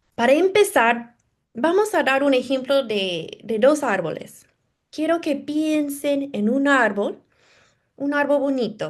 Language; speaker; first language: Spanish; non-native, fluent; English